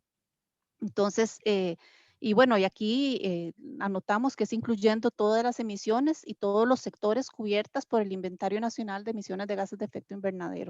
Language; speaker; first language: Spanish; native; Spanish